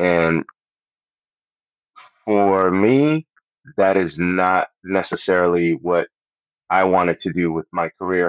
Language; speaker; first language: English; non-native, fluent; Spanish